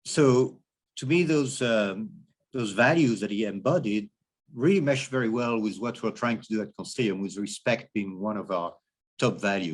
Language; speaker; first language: English; non-native, fluent; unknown